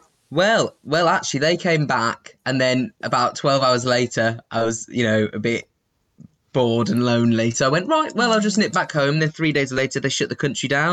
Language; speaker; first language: English; native; English